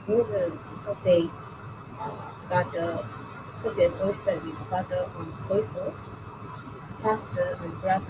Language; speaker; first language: English; non-native, learner; Japanese